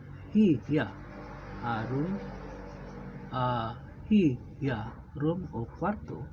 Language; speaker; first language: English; non-native, local second language; Cebuano